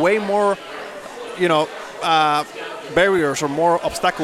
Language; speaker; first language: English; non-native, fluent; Spanish